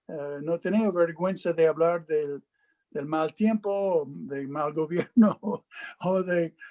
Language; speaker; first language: Spanish; non-native, fluent; English